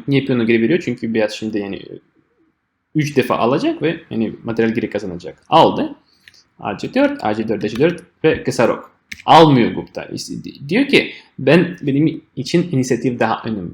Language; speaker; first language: Turkish; non-native, fluent; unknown